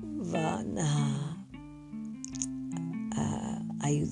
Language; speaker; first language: Spanish; non-native, fluent; French